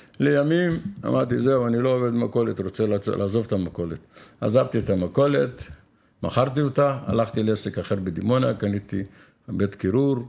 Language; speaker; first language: Hebrew; native; Hebrew